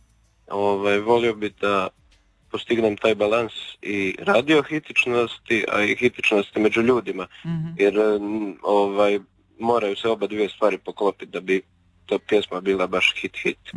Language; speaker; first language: Serbian; native; Serbian